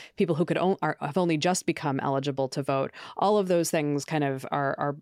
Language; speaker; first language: English; native; English